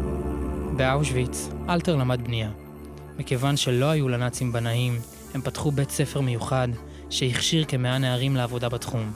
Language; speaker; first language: Hebrew; native; Hebrew